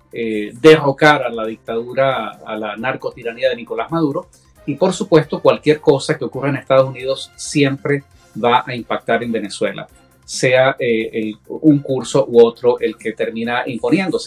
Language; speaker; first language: Spanish; native; Spanish